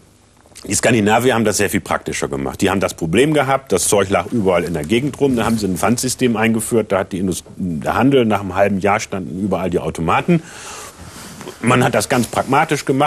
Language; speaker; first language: German; native; German